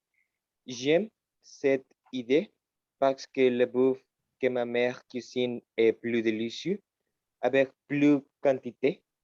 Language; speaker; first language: French; non-native, learner; Spanish